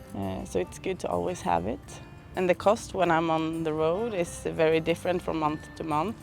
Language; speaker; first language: English; non-native, fluent; Swedish